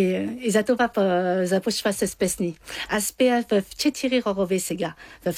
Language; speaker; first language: Bulgarian; non-native, learner; Chinese